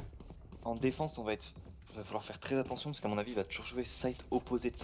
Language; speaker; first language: French; native; French